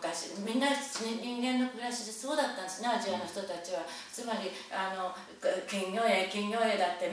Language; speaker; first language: Japanese; native; Japanese